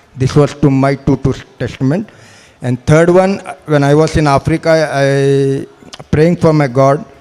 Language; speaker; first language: English; non-native, local second language; Malayalam